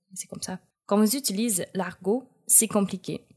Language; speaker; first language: French; non-native, fluent; English